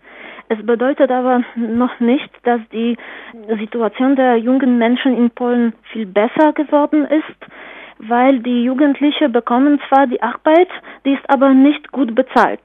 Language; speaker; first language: German; non-native, fluent; Polish